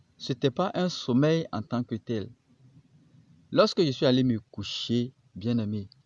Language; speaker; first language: French; non-native, local second language; Baoulé